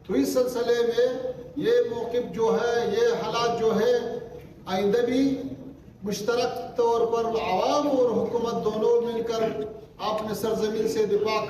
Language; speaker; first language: Hindi; non-native, fluent; Pashto